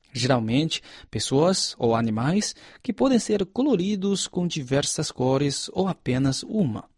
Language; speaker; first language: Portuguese; non-native, fluent; Chinese